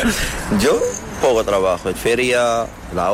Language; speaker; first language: Spanish; non-native, learner; Arabic